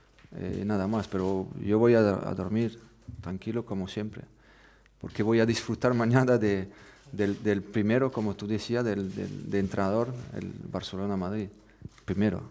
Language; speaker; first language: Spanish; non-native, fluent; French